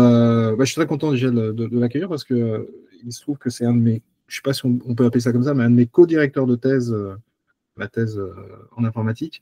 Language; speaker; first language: French; native; French